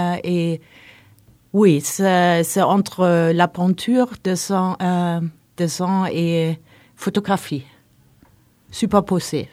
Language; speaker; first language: French; non-native, learner; Norwegian